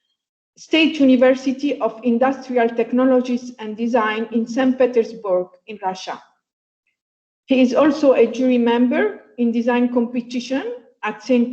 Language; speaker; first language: English; non-native, fluent; Italian